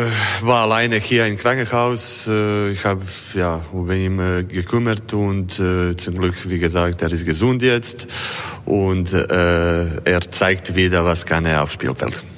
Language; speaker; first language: German; non-native, learner; Croatian